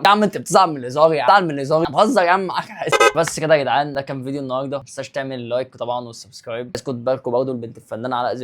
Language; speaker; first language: Arabic; native; Arabic